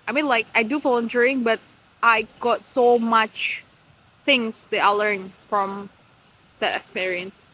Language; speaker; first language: English; non-native, learner; Indonesian